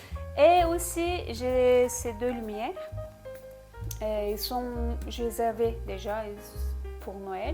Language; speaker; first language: French; non-native, fluent; Turkish